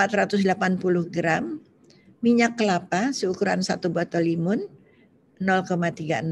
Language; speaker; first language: Indonesian; native; Indonesian